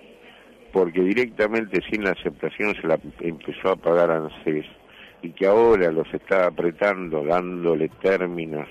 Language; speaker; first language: Spanish; native; Spanish